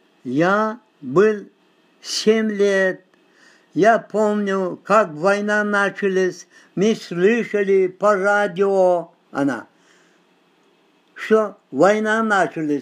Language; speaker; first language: Russian; non-native, local second language; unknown